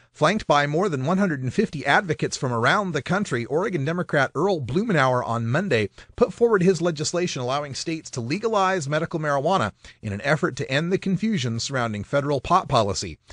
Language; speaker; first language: English; native; English